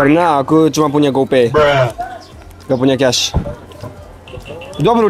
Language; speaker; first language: Indonesian; non-native, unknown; Japanese